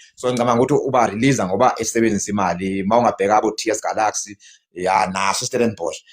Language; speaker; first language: Zulu; non-native, local second language; Xhosa